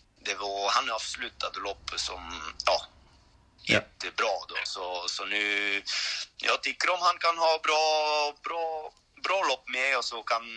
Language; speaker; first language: Swedish; non-native, learner; French